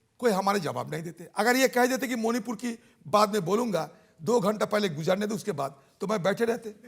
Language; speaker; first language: Hindi; non-native, local second language; Bangla